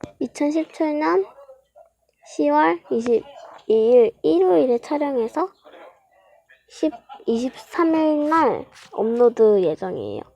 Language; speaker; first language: Korean; native; Korean